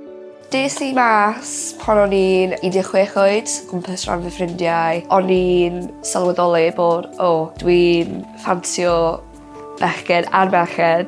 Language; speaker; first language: Welsh; non-native, local second language; English